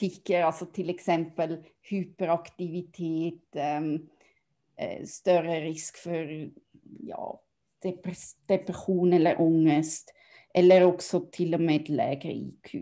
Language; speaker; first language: Swedish; non-native, fluent; German